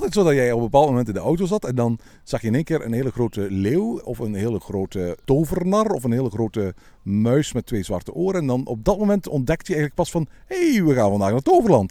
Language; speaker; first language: Dutch; native; Dutch